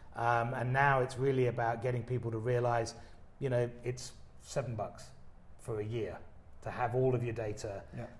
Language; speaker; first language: English; native; English